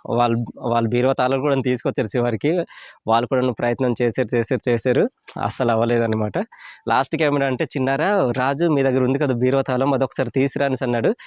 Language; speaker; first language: Telugu; native; Telugu